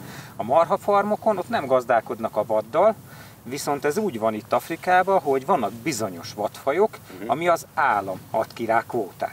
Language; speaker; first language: Hungarian; native; Hungarian